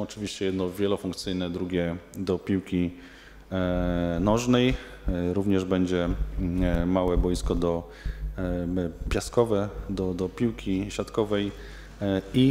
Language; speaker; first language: Polish; native; Polish